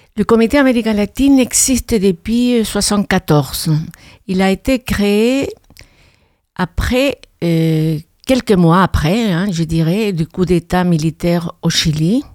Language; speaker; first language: French; non-native, fluent; Spanish